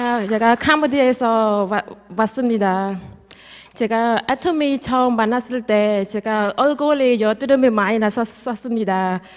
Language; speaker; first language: Korean; non-native, learner; Khmer